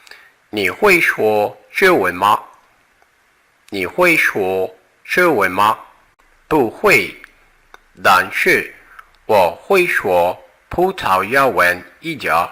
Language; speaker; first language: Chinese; non-native, learner; Portuguese